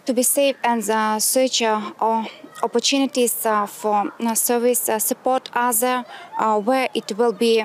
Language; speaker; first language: English; non-native, learner; Ukrainian